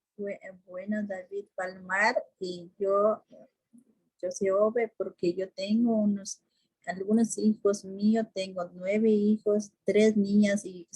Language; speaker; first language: Spanish; non-native, local second language; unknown